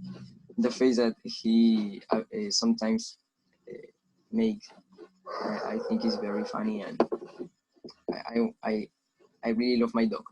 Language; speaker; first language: English; non-native, fluent; Spanish